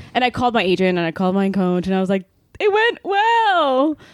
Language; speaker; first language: English; non-native, fluent; Swedish